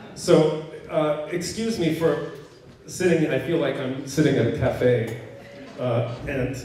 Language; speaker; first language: English; native; English